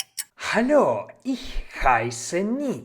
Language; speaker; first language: German; non-native, fluent; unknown